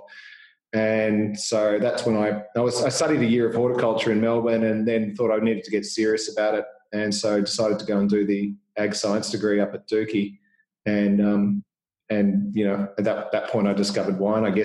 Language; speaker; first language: English; native; English